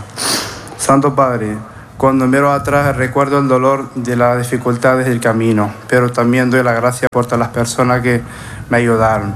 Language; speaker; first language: Spanish; non-native, fluent; Arabic